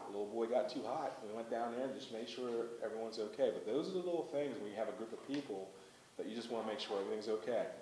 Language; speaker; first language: English; native; English